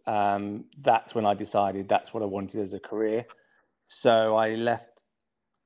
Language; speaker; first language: English; native; English